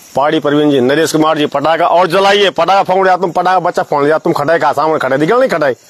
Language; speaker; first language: Hindi; non-native, local second language; Garhwali